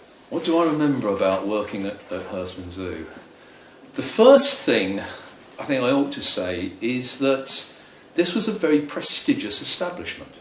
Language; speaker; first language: English; native; English